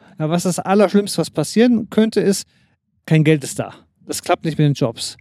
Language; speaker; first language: German; native; German